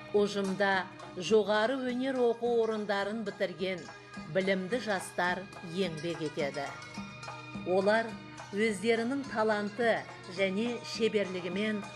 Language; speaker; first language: Kazakh; non-native, local second language; Uyghur